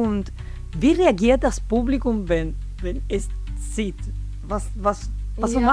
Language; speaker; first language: German; non-native, learner; Spanish